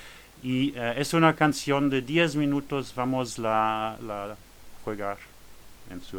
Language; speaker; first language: Spanish; non-native, learner; French